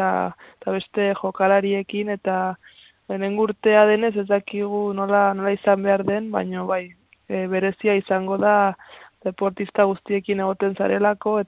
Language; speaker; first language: Basque; non-native, local second language; Spanish